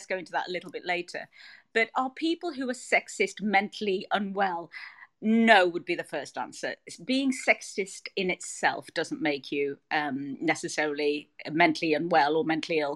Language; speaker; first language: English; native; English